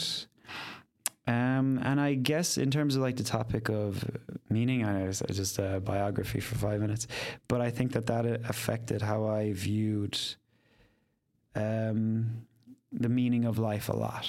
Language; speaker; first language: English; native; English